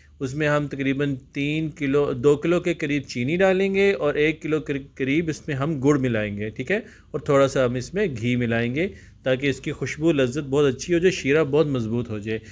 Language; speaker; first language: Urdu; non-native, local second language; Punjabi